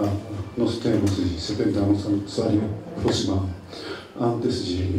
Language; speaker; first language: Portuguese; non-native, learner; Japanese